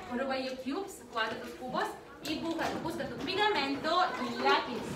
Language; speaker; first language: Spanish; early bilingual, heritage; Spanish